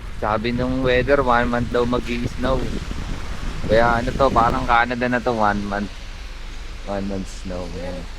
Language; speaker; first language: Filipino; native; Filipino